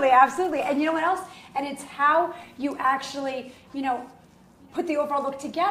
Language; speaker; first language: English; native; English